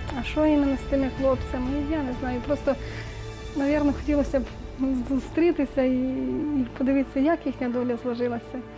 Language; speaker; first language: Ukrainian; native; Ukrainian